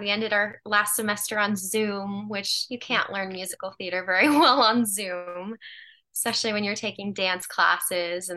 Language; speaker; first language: English; native; English